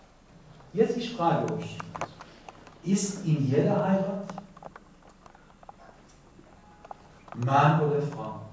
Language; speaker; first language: German; non-native, learner; Persian